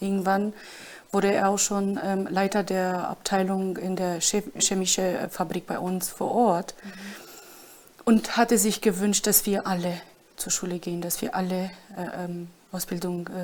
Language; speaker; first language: German; non-native, fluent; Romany